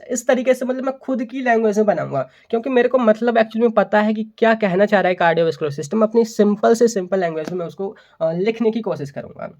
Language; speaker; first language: Hindi; native; Hindi